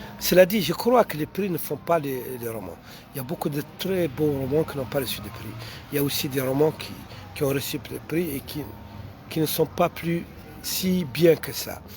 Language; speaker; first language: French; non-native, local second language; Arabic